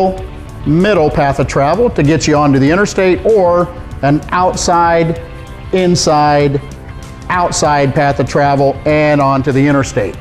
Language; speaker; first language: English; native; English